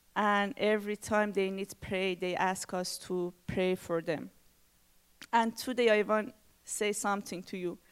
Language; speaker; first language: English; non-native, learner; Persian